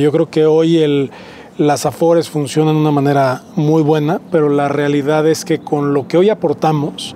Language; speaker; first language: Spanish; native; Spanish